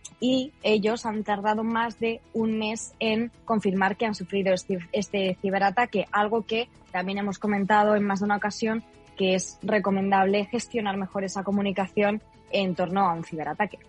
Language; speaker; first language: Spanish; native; Spanish